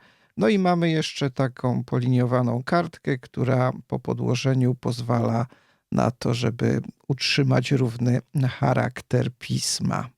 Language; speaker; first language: Polish; native; Polish